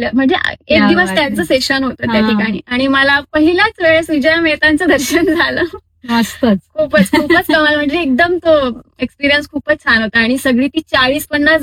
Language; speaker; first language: Marathi; native; Marathi